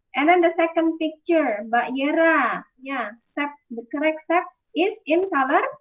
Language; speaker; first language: English; non-native, fluent; Indonesian